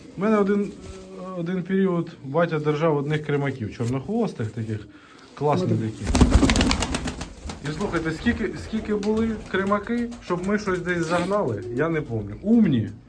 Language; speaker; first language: Ukrainian; non-native, local second language; Russian